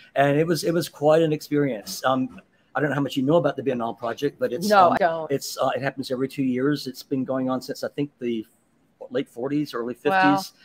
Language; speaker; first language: English; native; English